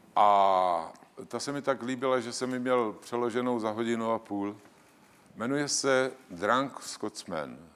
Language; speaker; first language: Czech; native; Czech